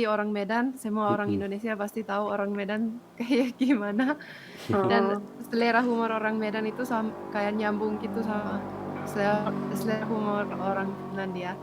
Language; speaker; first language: Indonesian; non-native, fluent; Finnish